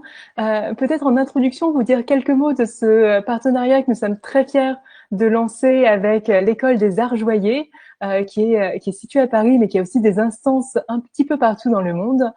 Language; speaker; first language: French; native; French